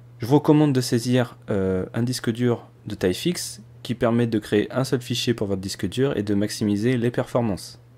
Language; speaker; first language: French; native; French